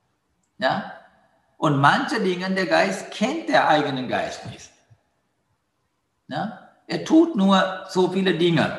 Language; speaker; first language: German; non-native, learner; Sinhala